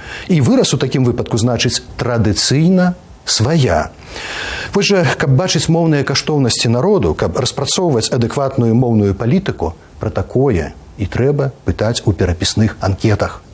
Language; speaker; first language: Belarusian; native; Belarusian